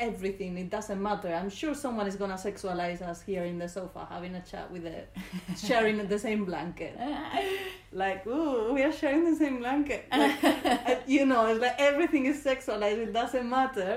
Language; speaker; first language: English; non-native, fluent; Spanish